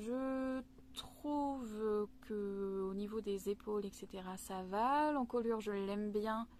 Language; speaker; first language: French; native; French